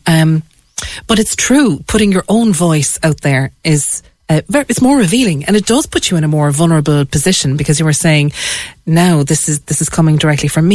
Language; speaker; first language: English; native; English